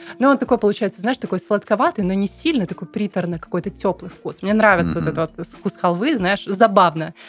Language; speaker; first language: Russian; non-native, local second language; Tatar